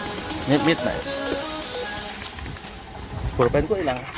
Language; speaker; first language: Indonesian; non-native, local second language; Javanese